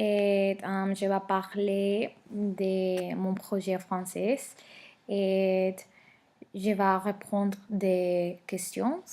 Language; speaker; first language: French; non-native, learner; Spanish